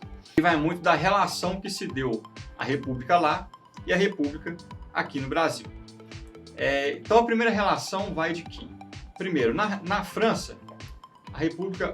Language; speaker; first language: Portuguese; native; Portuguese